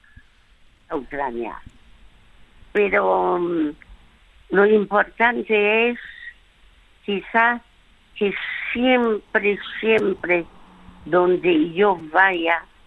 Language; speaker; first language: Spanish; early bilingual, other home language; French